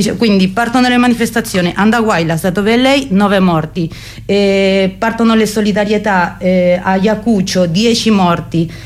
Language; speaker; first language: Italian; non-native, fluent; Spanish